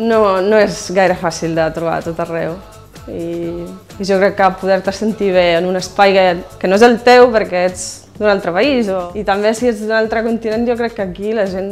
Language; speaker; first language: Catalan; non-native, fluent; Italian